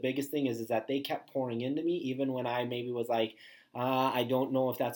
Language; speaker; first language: English; native; English